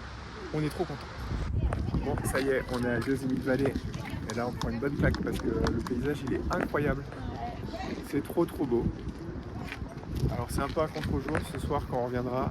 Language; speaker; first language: French; native; French